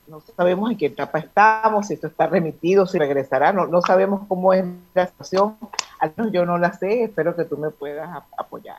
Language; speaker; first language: Spanish; native; Spanish